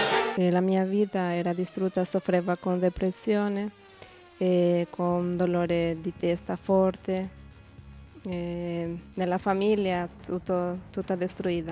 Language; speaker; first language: Italian; non-native, learner; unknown